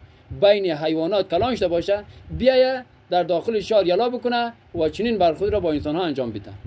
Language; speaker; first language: Persian; native; Persian